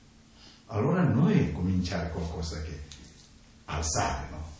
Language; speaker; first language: Italian; non-native, learner; Tibetan